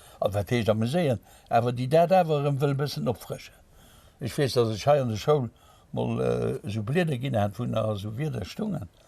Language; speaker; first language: Luxembourgish; native; Luxembourgish